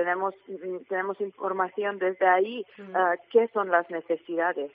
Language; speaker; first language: Spanish; non-native, fluent; Ukrainian